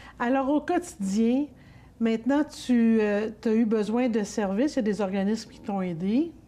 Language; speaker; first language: French; native; French